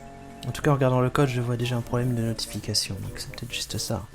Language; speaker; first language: French; native; French